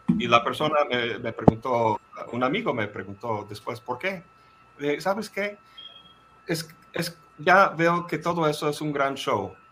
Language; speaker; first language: Spanish; non-native, fluent; English